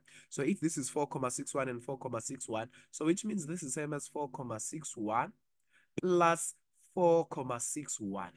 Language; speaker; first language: English; non-native, local second language; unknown